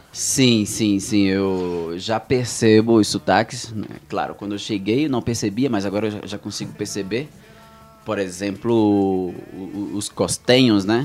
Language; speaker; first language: Portuguese; native; Portuguese